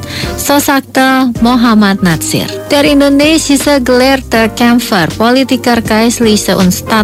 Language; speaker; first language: German; non-native, learner; Indonesian